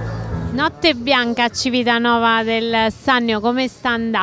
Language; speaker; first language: Italian; native; Italian